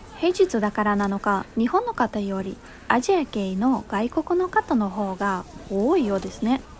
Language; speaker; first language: Japanese; non-native, fluent; Russian